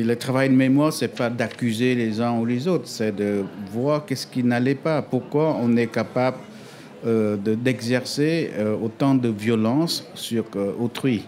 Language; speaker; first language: French; non-native, fluent; Khmer